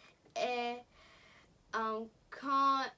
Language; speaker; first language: French; non-native, local second language; English